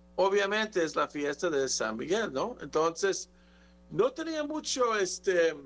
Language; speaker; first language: Spanish; native; Spanish